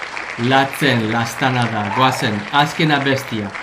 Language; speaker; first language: Basque; non-native, learner; English